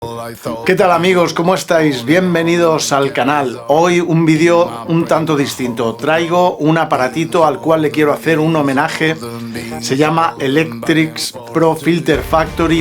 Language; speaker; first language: Spanish; native; Spanish